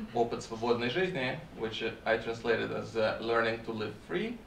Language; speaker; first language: English; non-native, fluent; Russian